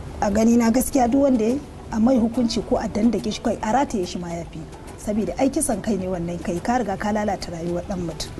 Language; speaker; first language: Hausa; non-native, local second language; Fula